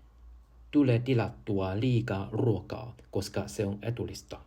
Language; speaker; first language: Finnish; non-native, learner; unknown